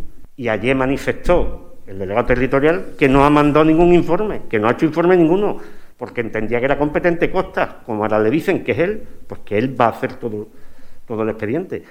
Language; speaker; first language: Spanish; native; Spanish